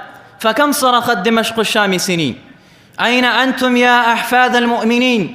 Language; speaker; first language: Arabic; non-native, fluent; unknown